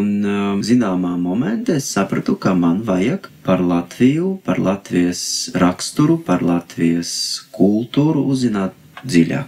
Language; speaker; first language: Latvian; non-native, fluent; Russian